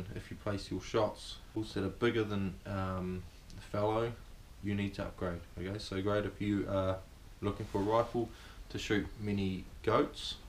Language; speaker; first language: English; native; English